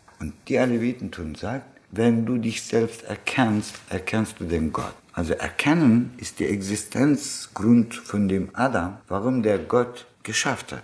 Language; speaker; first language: German; non-native, fluent; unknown